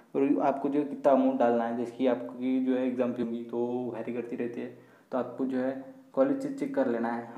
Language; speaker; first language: Hindi; non-native, local second language; Marathi